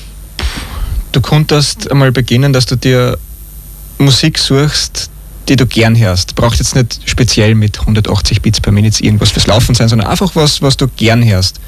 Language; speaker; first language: German; native; German